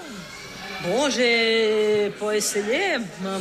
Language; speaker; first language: French; non-native, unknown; Portuguese